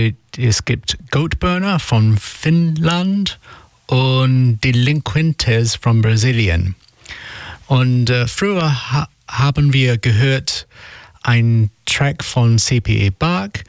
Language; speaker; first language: German; non-native, learner; English